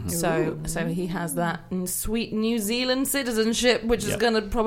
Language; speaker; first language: English; native; English